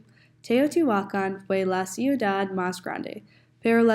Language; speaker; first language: Spanish; non-native, learner; English